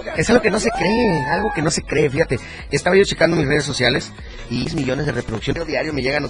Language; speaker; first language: Spanish; native; Spanish